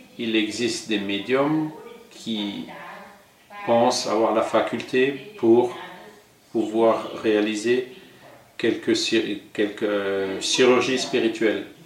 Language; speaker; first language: French; non-native, fluent; Portuguese